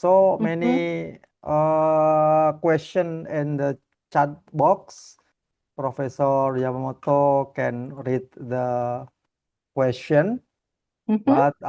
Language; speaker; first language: English; non-native, learner; Indonesian